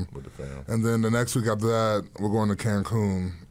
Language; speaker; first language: English; native; English